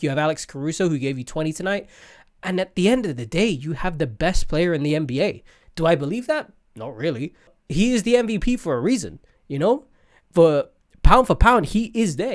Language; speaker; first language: English; native; English